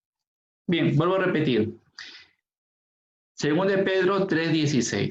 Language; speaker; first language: Spanish; native; Spanish